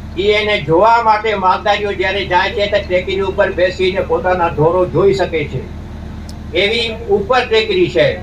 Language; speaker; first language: Gujarati; non-native, local second language; Kachhi